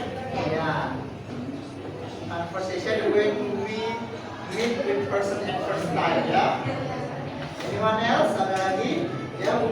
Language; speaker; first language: English; non-native, fluent; Indonesian